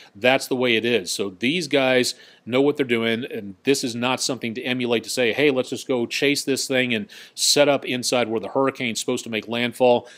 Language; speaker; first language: English; native; English